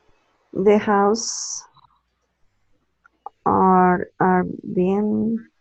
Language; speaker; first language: English; non-native, learner; Spanish